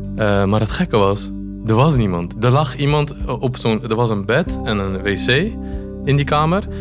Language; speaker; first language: Dutch; early bilingual, other home language; Polish